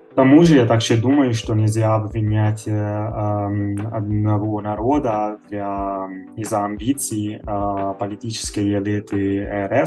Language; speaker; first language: Russian; non-native, fluent; Italian